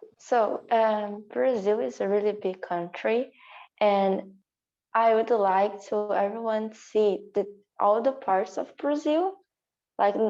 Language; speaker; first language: English; non-native, learner; Portuguese